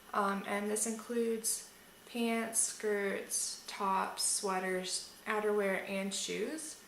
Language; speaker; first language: English; native; English